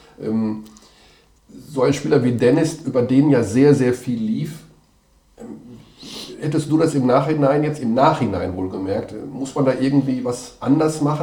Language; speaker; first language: German; native; German